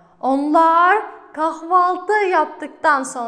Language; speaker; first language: Turkish; non-native, fluent; Kazakh